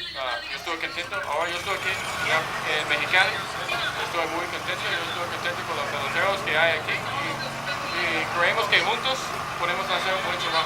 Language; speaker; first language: Spanish; non-native, fluent; English